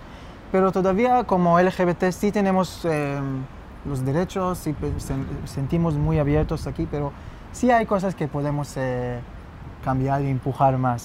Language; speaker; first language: Spanish; non-native, fluent; Hebrew